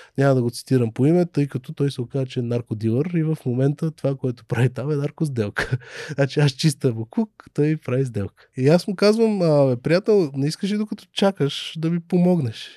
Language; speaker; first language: Bulgarian; native; Bulgarian